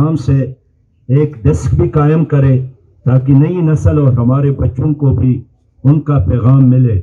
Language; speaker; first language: Urdu; non-native, local second language; Pashto